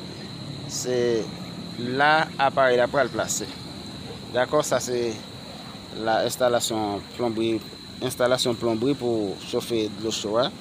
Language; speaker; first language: French; non-native, learner; Haitian Creole